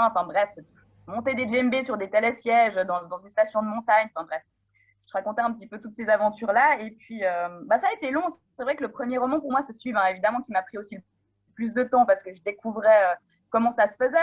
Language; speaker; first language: French; native; French